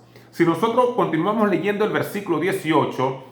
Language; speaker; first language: Spanish; native; Spanish